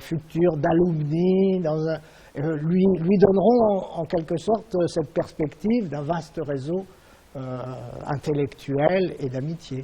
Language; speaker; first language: French; native; French